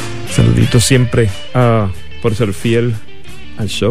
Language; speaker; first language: Spanish; native; Spanish